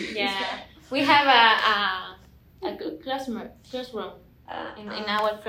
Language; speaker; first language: English; non-native, learner; Spanish